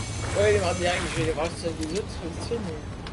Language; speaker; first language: French; native; French